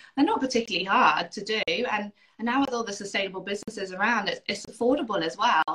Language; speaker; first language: English; native; English